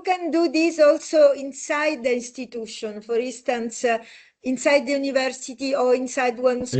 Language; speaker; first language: English; non-native, fluent; Italian